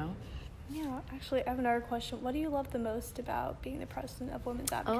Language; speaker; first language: English; native; English